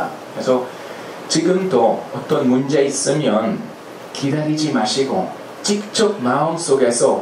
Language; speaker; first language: Korean; non-native, fluent; Hungarian